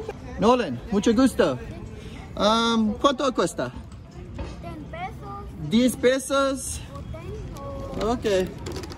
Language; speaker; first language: Spanish; non-native, learner; English